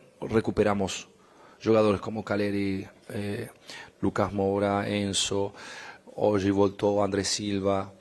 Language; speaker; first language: Portuguese; non-native, fluent; Spanish